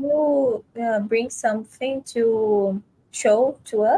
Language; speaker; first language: English; non-native, fluent; Portuguese